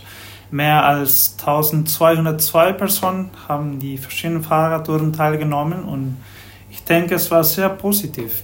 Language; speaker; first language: German; non-native, fluent; Spanish